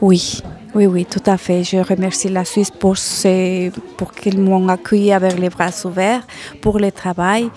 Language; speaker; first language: French; non-native, fluent; Spanish